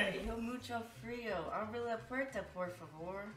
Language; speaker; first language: Spanish; non-native, learner; English